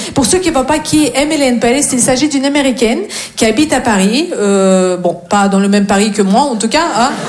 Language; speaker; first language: French; non-native, fluent; Russian